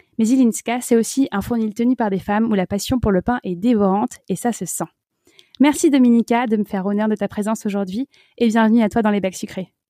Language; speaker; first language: French; native; French